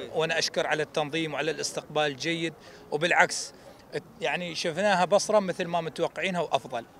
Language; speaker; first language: Arabic; native; Arabic